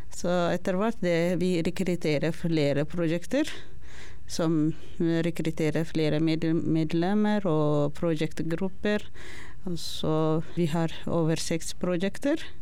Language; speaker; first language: Norwegian; non-native, learner; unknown